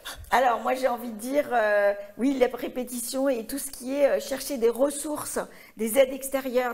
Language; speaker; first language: French; native; French